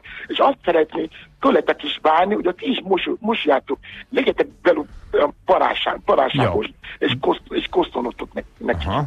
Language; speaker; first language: Hungarian; non-native, learner; Yoruba